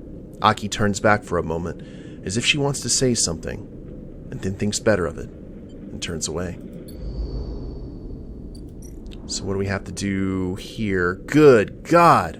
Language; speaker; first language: English; native; English